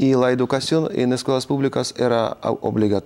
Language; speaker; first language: Spanish; non-native, fluent; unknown